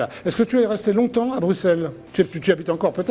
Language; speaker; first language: French; native; French